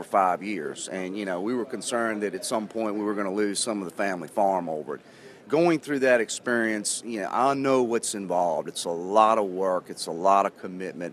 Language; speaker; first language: English; native; English